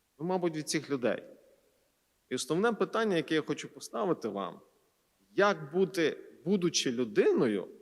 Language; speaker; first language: Ukrainian; native; Ukrainian